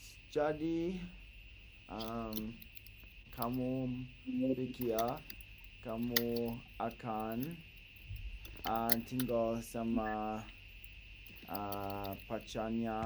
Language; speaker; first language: Indonesian; non-native, learner; English